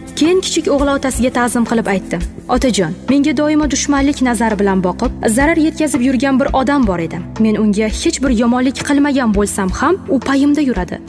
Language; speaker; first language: Uzbek; native; Uzbek